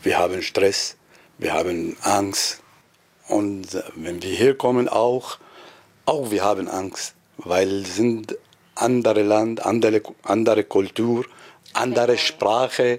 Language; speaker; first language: German; non-native, learner; Arabic